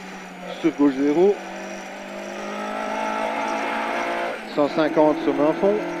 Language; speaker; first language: French; native; French